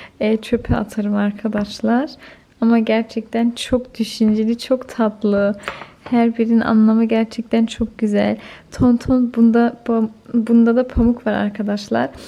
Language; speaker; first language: Turkish; early bilingual, heritage; Turkish